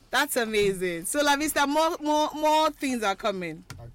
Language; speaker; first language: English; non-native, local second language; Igbo